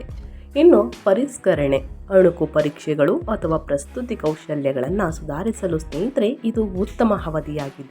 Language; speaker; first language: Kannada; native; Kannada